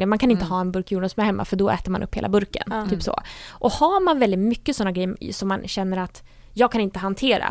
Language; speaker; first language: Swedish; native; Swedish